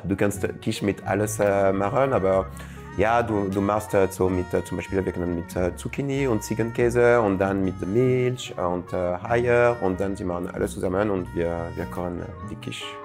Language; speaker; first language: German; non-native, fluent; French